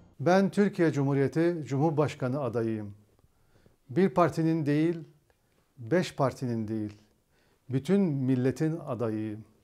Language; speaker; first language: Turkish; early bilingual, heritage; Turkish